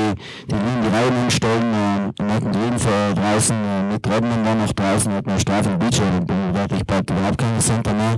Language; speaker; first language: German; native; German